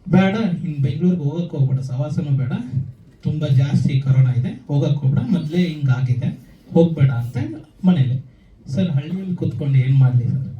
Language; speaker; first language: Kannada; native; Kannada